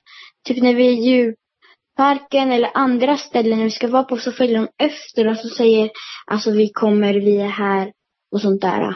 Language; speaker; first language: Swedish; early bilingual, other home language; Amharic